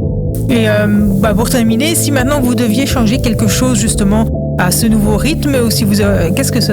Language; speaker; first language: French; native; French